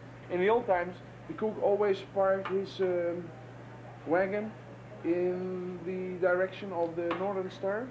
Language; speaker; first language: English; non-native, fluent; Dutch